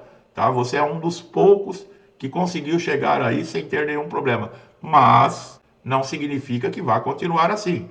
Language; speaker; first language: Portuguese; native; Portuguese